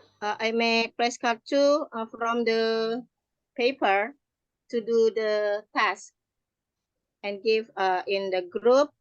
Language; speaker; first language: English; non-native, learner; Indonesian